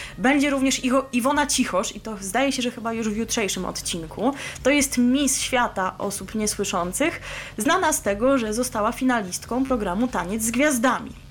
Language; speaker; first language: Polish; native; Polish